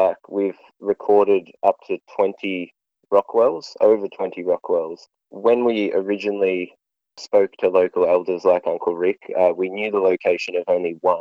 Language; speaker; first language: English; native; English